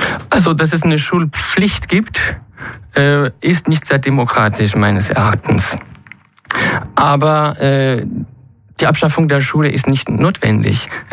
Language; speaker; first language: German; non-native, fluent; French